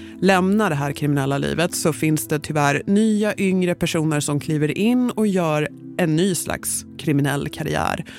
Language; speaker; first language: Swedish; native; Swedish